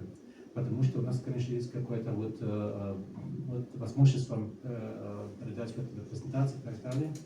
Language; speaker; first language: Russian; non-native, fluent; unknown